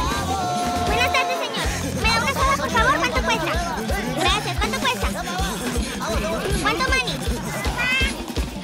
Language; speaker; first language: Spanish; early bilingual, heritage; English